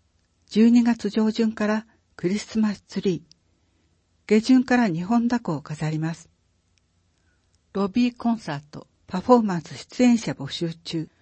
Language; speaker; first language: Japanese; native; Japanese